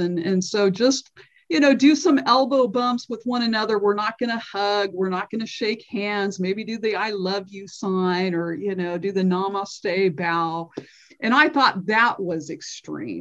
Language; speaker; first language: English; native; English